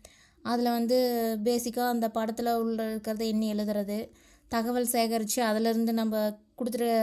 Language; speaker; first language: Tamil; native; Tamil